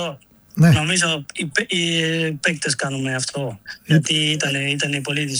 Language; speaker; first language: Greek; non-native, learner; Spanish